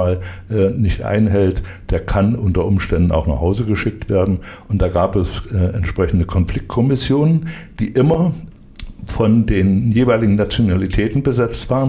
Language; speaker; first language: German; native; German